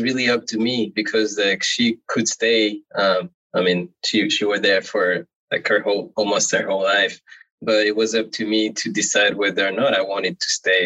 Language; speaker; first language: English; non-native, fluent; French